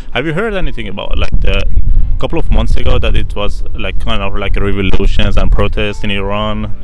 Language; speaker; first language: English; non-native, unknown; Persian